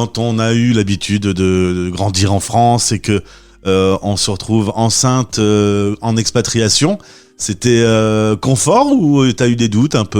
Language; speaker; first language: French; native; French